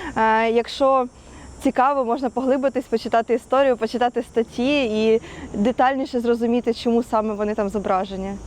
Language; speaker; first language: Ukrainian; native; Ukrainian